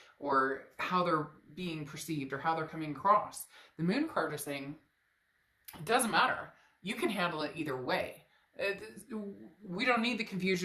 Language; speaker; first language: English; native; English